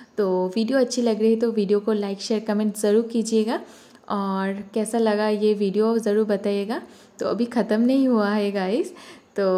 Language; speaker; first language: Hindi; non-native, local second language; Bangla